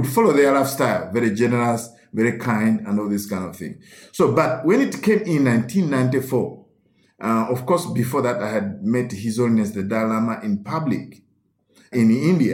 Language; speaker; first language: English; non-native, local second language; Ganda